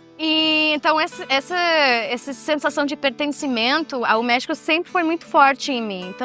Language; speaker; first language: Portuguese; non-native, fluent; Spanish